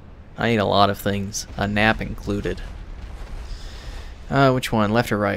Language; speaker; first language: English; native; English